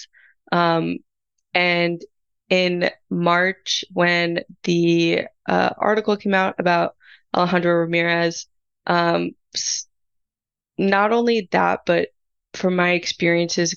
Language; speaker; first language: English; native; English